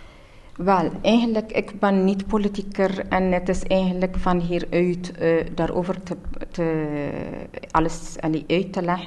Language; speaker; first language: Dutch; non-native, learner; Tigrinya